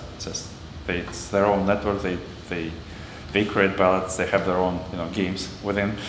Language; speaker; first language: English; non-native, fluent; Russian